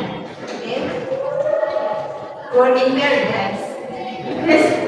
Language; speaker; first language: English; non-native, learner; Indonesian